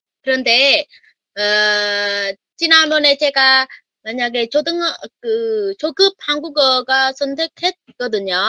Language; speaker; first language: Korean; non-native, learner; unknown